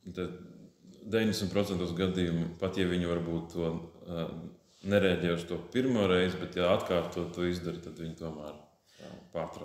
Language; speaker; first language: Latvian; native; Latvian